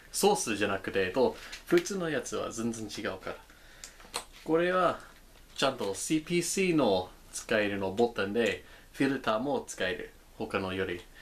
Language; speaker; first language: Japanese; non-native, learner; English